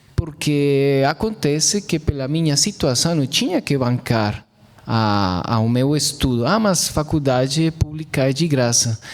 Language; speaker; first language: Portuguese; non-native, fluent; Spanish